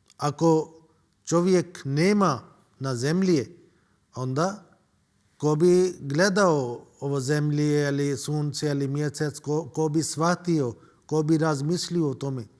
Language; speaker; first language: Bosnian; non-native, learner; Urdu